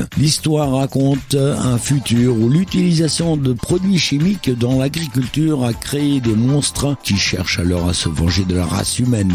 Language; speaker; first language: French; native; French